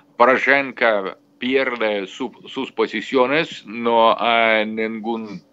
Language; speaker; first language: Spanish; non-native, fluent; Russian